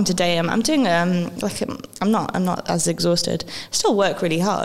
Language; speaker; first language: English; native; English